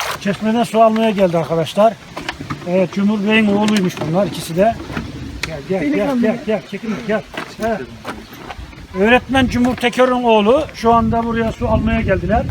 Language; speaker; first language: Turkish; native; Turkish